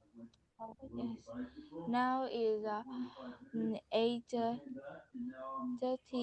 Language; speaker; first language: English; non-native, learner; Vietnamese